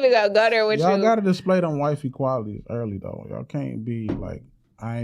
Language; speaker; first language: English; native; English